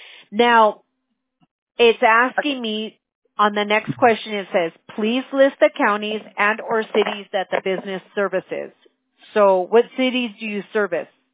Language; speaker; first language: English; early bilingual, other home language; Spanish